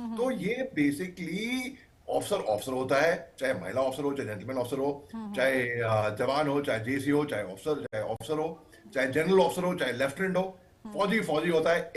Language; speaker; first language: Hindi; native; Hindi